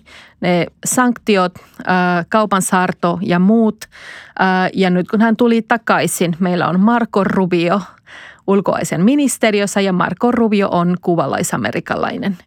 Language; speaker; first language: Finnish; non-native, fluent; Spanish